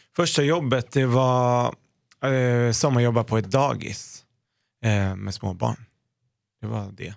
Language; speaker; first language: Swedish; early bilingual, other home language; Arabic